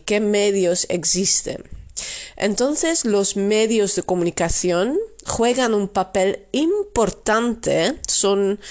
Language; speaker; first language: Spanish; non-native, fluent; Dutch